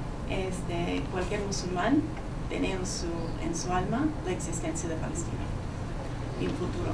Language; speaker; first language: Spanish; non-native, fluent; English